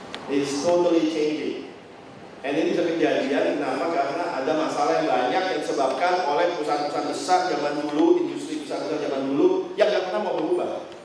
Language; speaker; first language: Indonesian; native; Indonesian